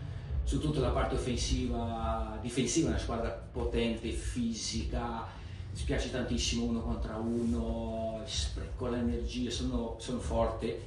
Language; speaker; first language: Italian; non-native, fluent; Portuguese